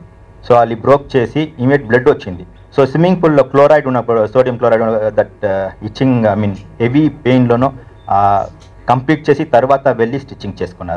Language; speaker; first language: Telugu; non-native, learner; Tamil